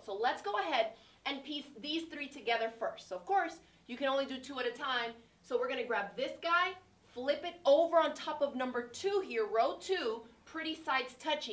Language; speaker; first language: English; native; English